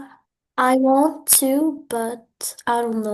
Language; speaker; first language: English; non-native, learner; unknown